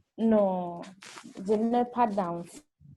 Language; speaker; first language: French; non-native, learner; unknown